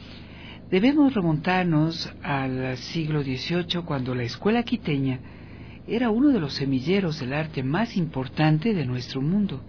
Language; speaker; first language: Spanish; native; Spanish